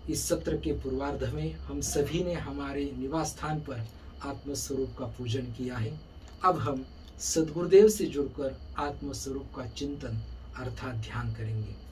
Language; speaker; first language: Hindi; non-native, local second language; Marathi